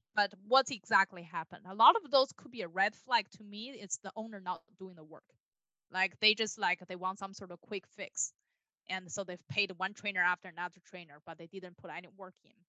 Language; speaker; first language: English; non-native, fluent; Chinese